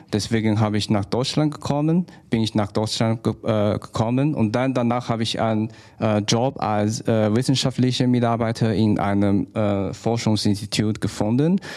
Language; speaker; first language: German; non-native, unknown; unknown